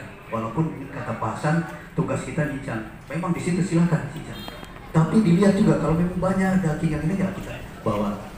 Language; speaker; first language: Indonesian; native; Indonesian